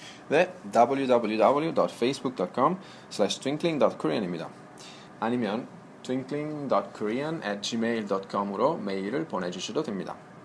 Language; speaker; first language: Korean; non-native, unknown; Italian